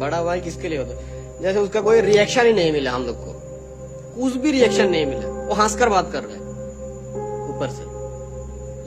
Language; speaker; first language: Hindi; non-native, fluent; Bangla